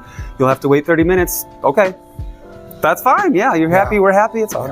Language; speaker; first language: English; native; English